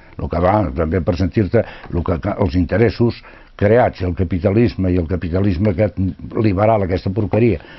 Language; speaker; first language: Catalan; non-native, local second language; Spanish